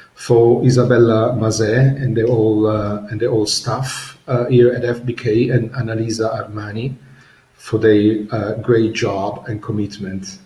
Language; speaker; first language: English; non-native, fluent; Italian